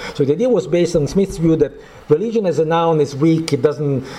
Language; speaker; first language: English; non-native, fluent; Italian